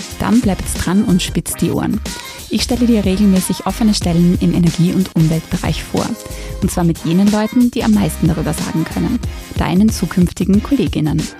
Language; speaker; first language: German; native; German